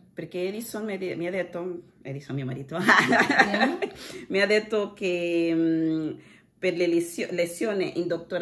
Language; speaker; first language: Italian; non-native, learner; Portuguese